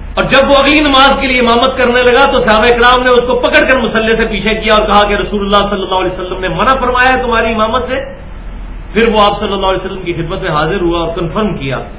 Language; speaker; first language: Urdu; non-native, local second language; Punjabi